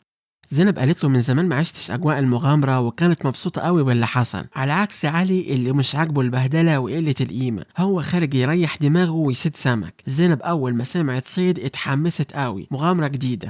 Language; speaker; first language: Arabic; native; Arabic